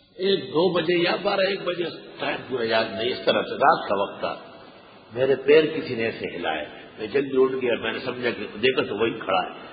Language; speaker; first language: Urdu; non-native, local second language; Pashto